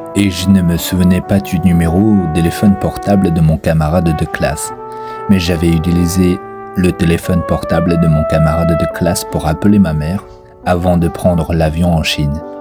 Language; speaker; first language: French; non-native, fluent; Chinese